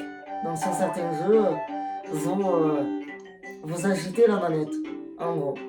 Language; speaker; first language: French; native; French